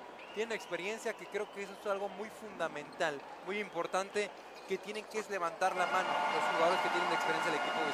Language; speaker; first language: Spanish; native; Spanish